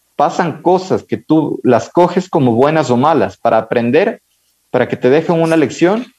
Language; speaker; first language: Spanish; native; Spanish